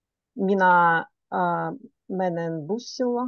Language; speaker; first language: Finnish; non-native, learner; Russian